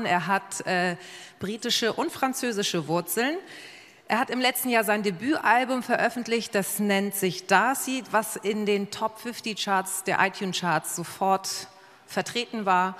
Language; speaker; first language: German; native; German